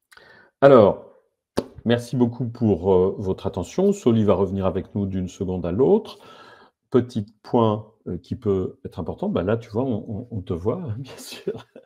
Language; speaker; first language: French; native; French